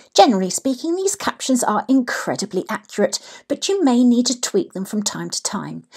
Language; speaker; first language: English; native; English